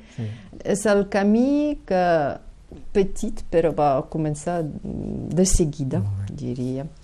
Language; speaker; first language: Catalan; non-native, fluent; Ukrainian